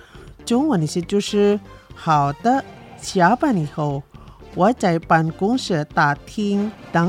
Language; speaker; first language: Chinese; early bilingual, heritage; Chinese